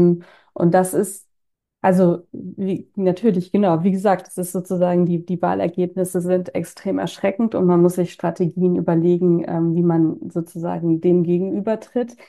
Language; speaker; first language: German; native; German